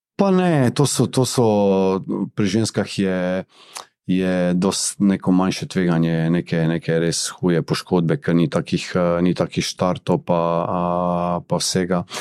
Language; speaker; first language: Slovenian; early bilingual, other home language; Bosnian